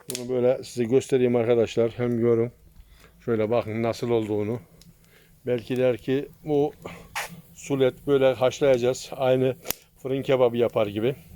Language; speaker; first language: Turkish; native; Turkish